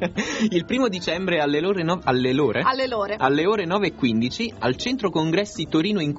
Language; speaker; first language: Italian; native; Italian